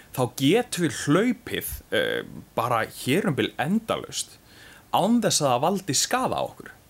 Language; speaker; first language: Icelandic; native; Icelandic